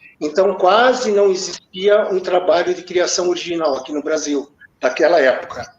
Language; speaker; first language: Portuguese; early bilingual, other home language; German